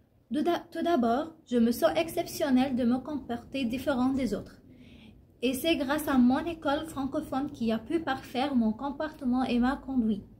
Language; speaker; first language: French; non-native, learner; Arabic